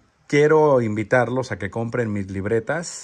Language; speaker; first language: Spanish; native; Spanish